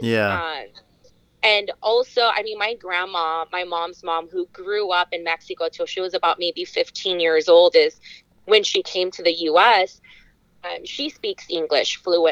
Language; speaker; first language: English; native; English